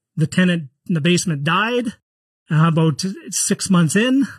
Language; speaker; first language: English; native; English